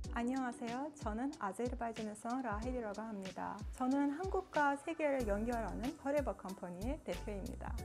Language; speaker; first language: Korean; non-native, fluent; Azerbaijani